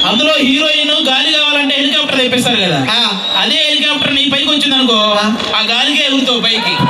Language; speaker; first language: Telugu; native; Telugu